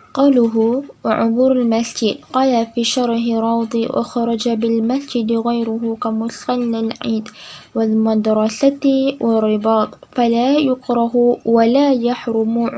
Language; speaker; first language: Arabic; non-native, learner; Malay